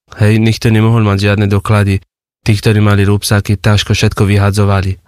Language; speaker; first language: Slovak; non-native, fluent; Persian